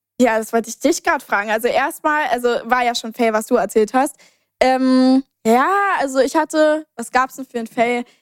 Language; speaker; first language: German; native; German